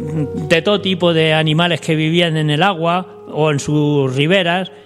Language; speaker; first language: Spanish; native; Spanish